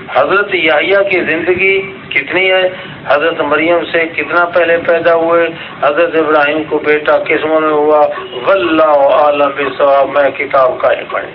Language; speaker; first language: Urdu; non-native, local second language; Saraiki